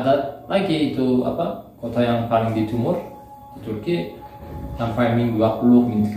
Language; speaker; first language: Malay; non-native, learner; Turkish